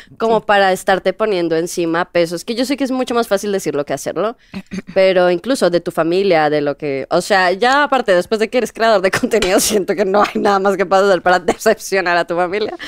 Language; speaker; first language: Spanish; native; Spanish